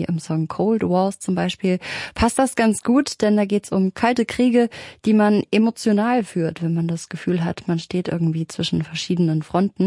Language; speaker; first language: German; native; German